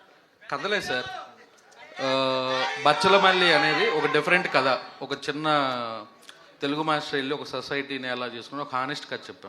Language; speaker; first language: Telugu; native; Telugu